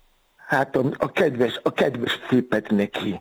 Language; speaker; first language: Hungarian; non-native, fluent; Yoruba